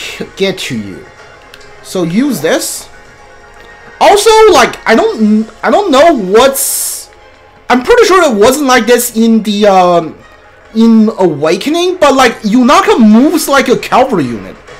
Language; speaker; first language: English; native; English